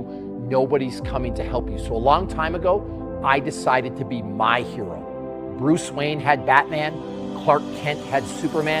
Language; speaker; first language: English; native; English